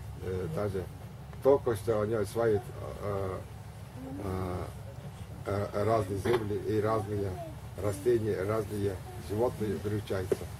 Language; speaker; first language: Russian; non-native, local second language; Tuvinian